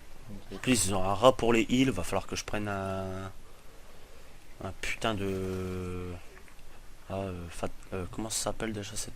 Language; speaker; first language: French; native; French